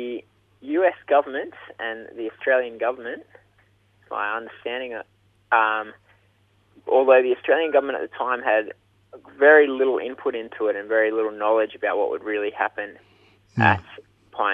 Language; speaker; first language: English; native; English